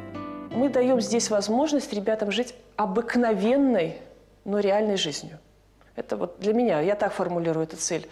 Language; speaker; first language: Russian; native; Russian